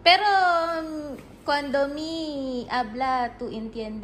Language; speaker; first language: Spanish; non-native, learner; Filipino